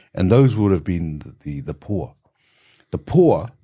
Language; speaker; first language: English; native; English